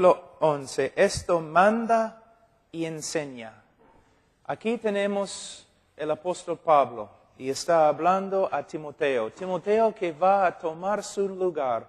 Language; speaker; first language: Spanish; non-native, fluent; English